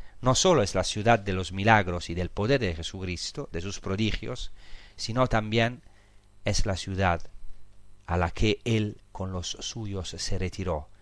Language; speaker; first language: Spanish; non-native, fluent; Italian